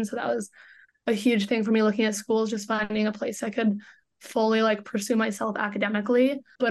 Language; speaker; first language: English; native; English